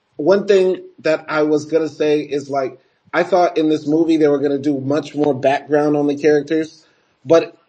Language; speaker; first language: English; native; English